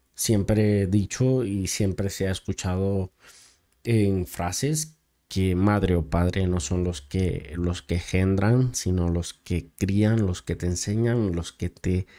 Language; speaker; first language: Spanish; native; Spanish